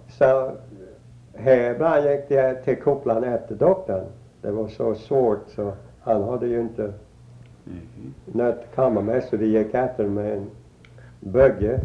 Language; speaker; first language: Swedish; early bilingual, heritage; Swedish